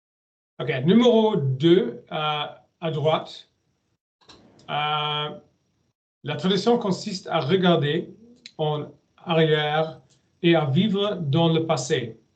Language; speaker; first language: French; non-native, learner; German